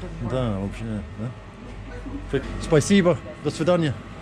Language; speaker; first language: Russian; non-native, fluent; English